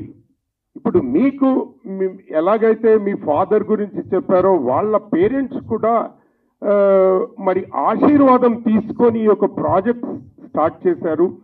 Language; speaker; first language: Telugu; native; Telugu